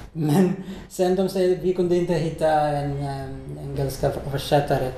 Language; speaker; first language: Swedish; non-native, learner; Bangla